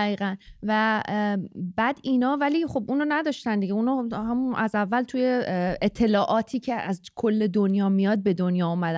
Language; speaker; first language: Persian; native; Persian